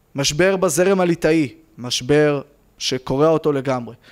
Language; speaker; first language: Hebrew; native; Hebrew